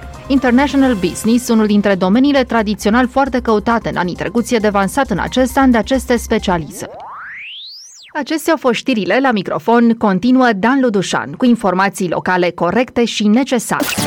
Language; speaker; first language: Romanian; native; Romanian